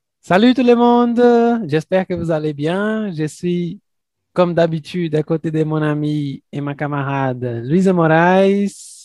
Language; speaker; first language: French; non-native, fluent; Portuguese